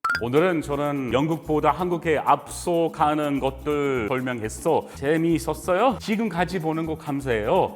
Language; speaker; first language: Korean; non-native, learner; English